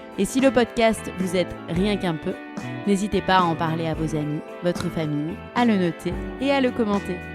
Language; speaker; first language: French; native; French